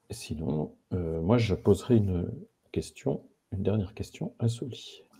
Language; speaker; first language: French; native; French